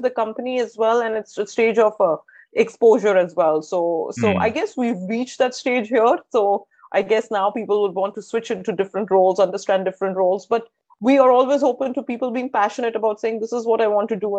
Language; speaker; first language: English; non-native, local second language; Hindi